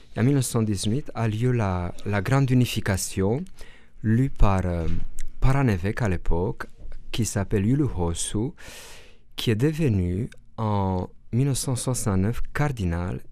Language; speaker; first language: French; non-native, fluent; Romanian